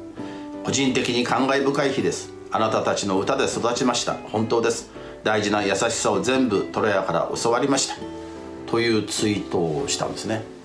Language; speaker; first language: Japanese; native; Japanese